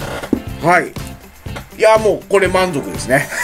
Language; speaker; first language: Japanese; native; Japanese